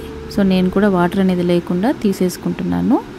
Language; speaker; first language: Telugu; native; Telugu